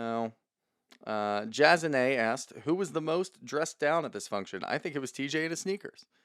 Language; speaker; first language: English; native; English